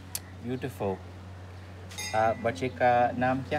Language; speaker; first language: Hindi; non-native, learner; Dutch